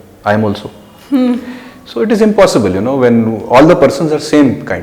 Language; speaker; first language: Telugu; non-native, local second language; Hindi